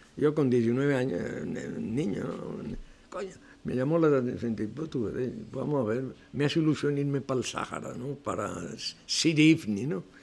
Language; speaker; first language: Spanish; non-native, local second language; Catalan